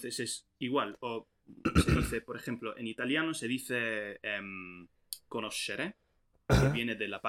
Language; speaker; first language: Spanish; non-native, fluent; English